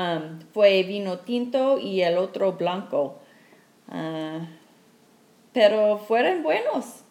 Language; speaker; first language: Spanish; non-native, learner; English